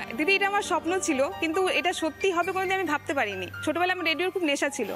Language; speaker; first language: Bangla; non-native, local second language; Santali